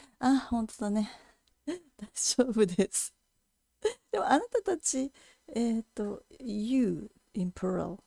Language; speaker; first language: Japanese; native; Japanese